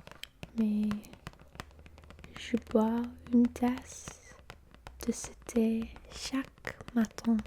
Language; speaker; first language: French; non-native, fluent; English